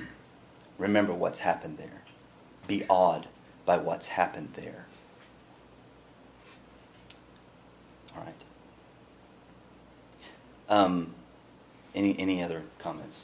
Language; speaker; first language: English; native; English